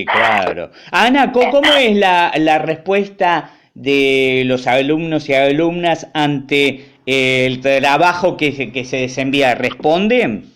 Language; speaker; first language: Spanish; native; Spanish